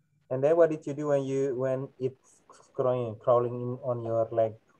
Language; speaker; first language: English; non-native, fluent; Indonesian